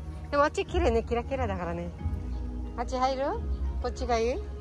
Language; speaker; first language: Japanese; non-native, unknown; Filipino